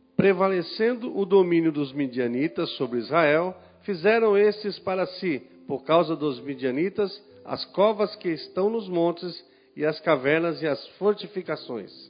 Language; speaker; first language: Portuguese; non-native, fluent; Arabic